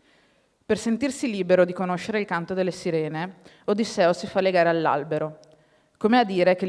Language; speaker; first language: Italian; native; Italian